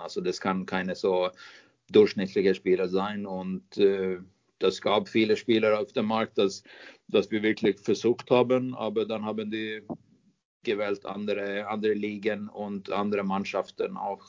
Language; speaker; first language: German; non-native, fluent; Swedish